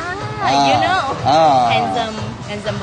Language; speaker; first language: English; non-native, learner; Vietnamese